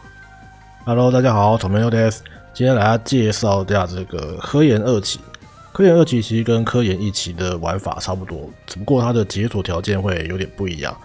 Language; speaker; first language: Chinese; native; Chinese